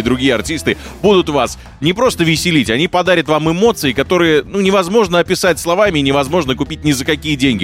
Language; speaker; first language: Russian; native; Russian